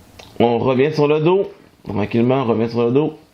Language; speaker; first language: French; native; French